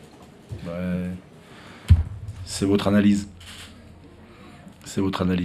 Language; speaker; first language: French; native; French